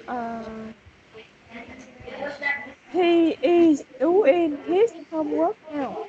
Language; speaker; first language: English; non-native, learner; Vietnamese